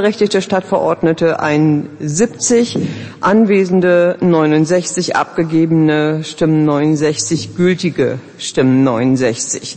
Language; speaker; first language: German; native; German